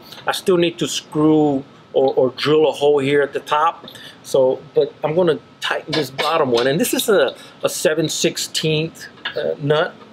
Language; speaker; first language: English; native; English